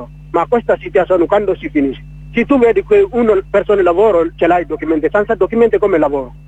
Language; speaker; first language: Italian; non-native, learner; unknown